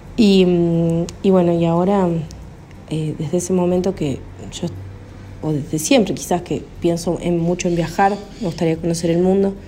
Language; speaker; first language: Spanish; native; Spanish